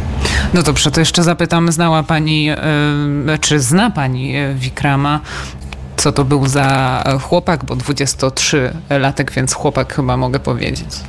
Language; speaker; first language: Polish; native; Polish